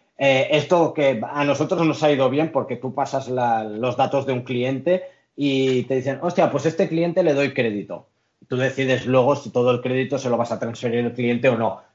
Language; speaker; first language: Spanish; early bilingual, other home language; Arabic